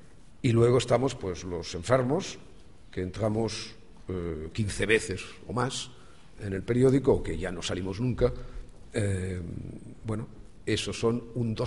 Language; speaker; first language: Spanish; native; Spanish